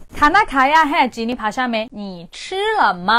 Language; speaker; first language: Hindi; non-native, fluent; Chinese